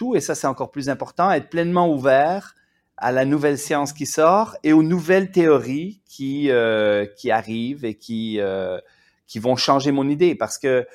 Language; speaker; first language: French; native; French